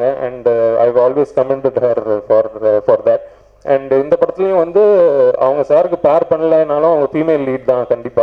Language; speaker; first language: Tamil; native; Tamil